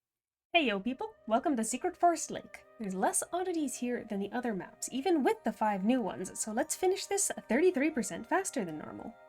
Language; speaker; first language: English; native; English